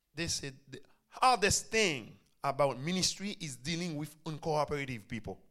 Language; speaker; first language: English; non-native, fluent; Haitian Creole